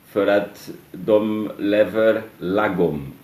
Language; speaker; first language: Swedish; non-native, learner; French